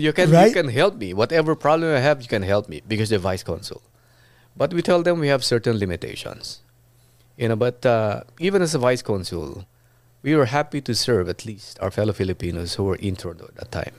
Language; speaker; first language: English; non-native, local second language; Iloko